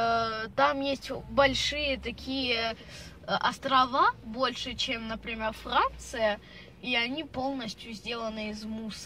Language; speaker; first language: Russian; early bilingual, heritage; Russian